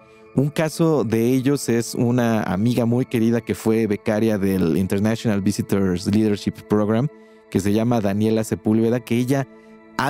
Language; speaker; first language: Spanish; native; Spanish